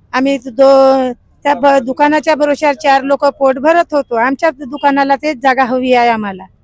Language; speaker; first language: Marathi; non-native, local second language; Urdu